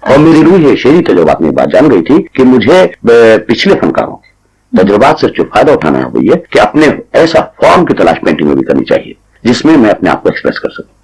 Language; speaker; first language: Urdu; native; Urdu